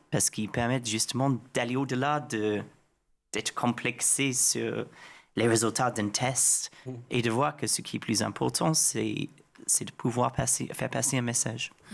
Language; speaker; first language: French; non-native, fluent; English